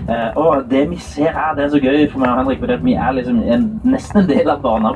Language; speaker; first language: Norwegian; native; Norwegian